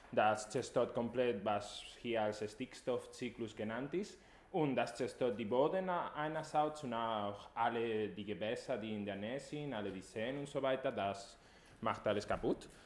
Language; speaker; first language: German; non-native, fluent; Spanish